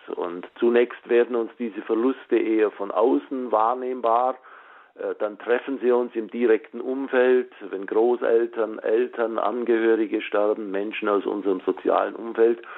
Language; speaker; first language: German; native; German